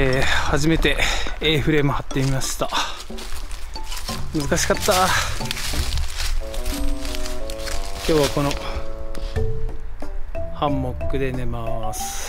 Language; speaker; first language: Japanese; native; Japanese